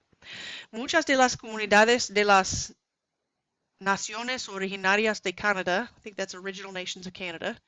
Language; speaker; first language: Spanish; non-native, learner; English